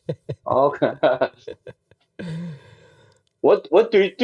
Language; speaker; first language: English; non-native, learner; Chinese